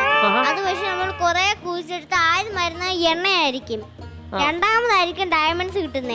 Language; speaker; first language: Malayalam; native; Malayalam